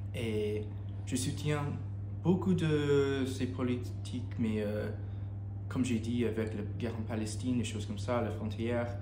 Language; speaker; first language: French; non-native, learner; English